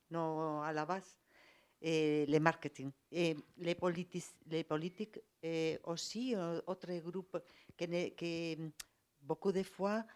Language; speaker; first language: French; non-native, learner; Spanish